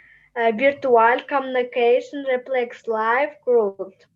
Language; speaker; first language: English; non-native, learner; Kazakh